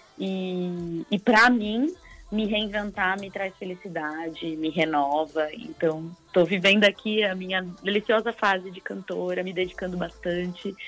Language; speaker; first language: Portuguese; native; Portuguese